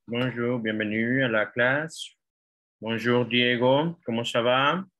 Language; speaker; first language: French; non-native, fluent; Spanish